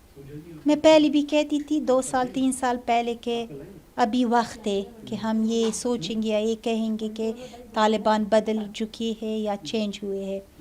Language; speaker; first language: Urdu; non-native, learner; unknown